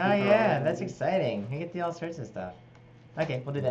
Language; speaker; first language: English; native; English